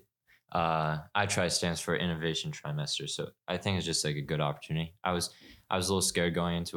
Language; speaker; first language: English; native; English